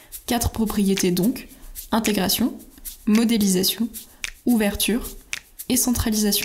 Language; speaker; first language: French; native; French